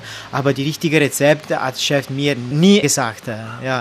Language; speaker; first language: German; non-native, learner; Italian